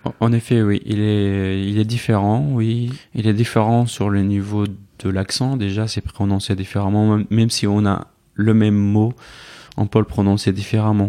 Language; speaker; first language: French; non-native, fluent; Arabic